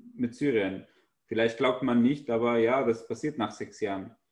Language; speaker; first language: German; non-native, fluent; Arabic